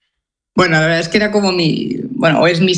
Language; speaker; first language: Spanish; native; Spanish